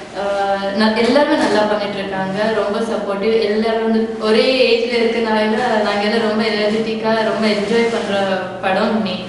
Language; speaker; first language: Tamil; non-native, local second language; Telugu